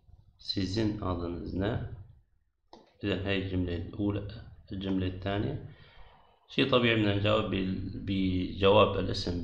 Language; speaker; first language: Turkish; non-native, fluent; Arabic